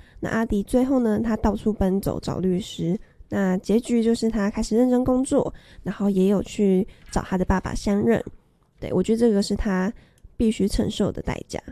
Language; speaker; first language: Chinese; native; Chinese